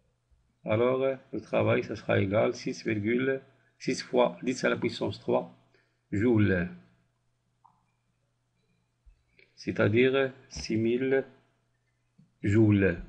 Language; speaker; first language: French; non-native, local second language; Arabic